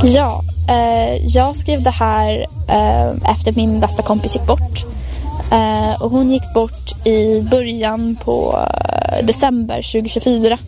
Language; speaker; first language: Swedish; native; Swedish